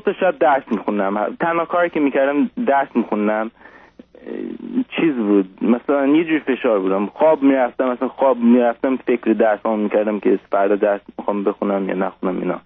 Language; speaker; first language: Persian; early bilingual, heritage; Persian